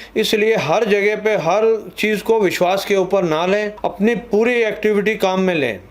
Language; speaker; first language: Hindi; non-native, local second language; Punjabi